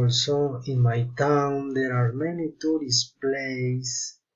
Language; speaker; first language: English; non-native, learner; Spanish